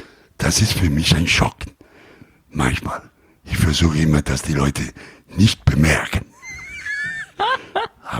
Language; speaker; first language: German; non-native, learner; Italian